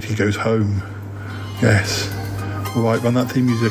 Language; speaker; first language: English; native; English